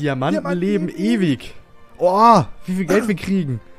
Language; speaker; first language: German; native; German